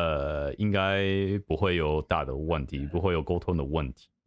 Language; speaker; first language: Chinese; non-native, fluent; English